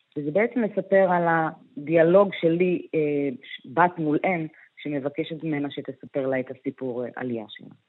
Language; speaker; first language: Hebrew; early bilingual, other home language; Amharic